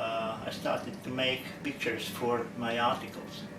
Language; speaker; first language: English; non-native, learner; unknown